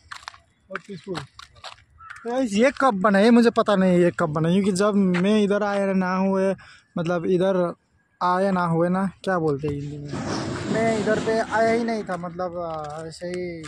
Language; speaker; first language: Hindi; non-native, local second language; Nepali